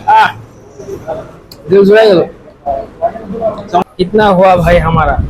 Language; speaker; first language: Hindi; non-native, learner; Bangla